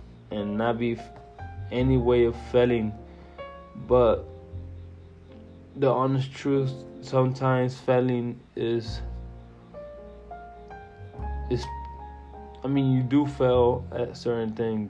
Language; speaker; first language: English; early bilingual, other home language; Spanish